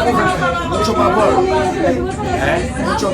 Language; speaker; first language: Spanish; non-native, learner; Haitian Creole